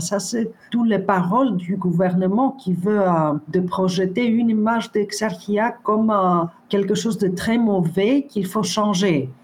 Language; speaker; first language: French; non-native, fluent; Greek